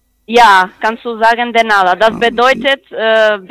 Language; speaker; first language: German; non-native, learner; Spanish